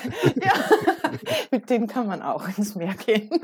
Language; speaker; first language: German; native; German